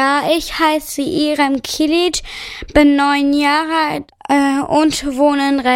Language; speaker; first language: German; early bilingual, other home language; Turkish